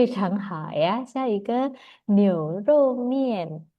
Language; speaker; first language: Chinese; non-native, fluent; Indonesian